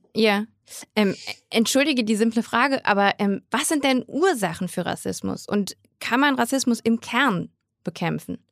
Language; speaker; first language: German; native; German